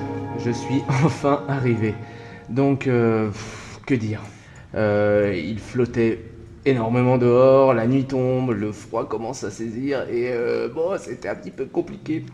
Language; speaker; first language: French; native; French